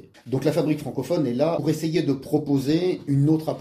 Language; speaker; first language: French; native; French